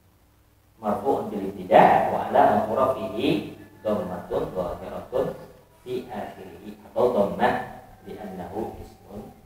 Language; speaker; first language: Arabic; non-native, fluent; Indonesian